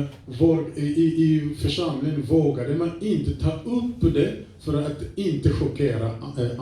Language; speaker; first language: Swedish; non-native, fluent; French